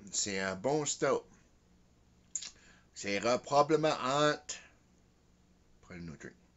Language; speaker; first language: French; early bilingual, heritage; French